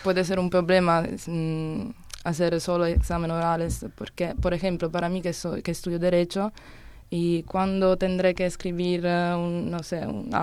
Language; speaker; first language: Spanish; non-native, learner; Italian